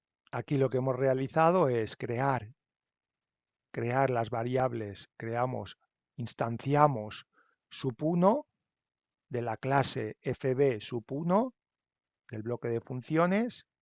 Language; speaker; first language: Spanish; native; Spanish